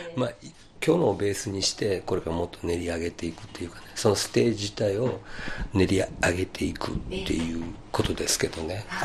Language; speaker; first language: Japanese; native; Japanese